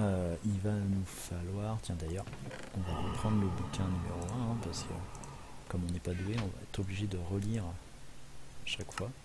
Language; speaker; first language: French; native; French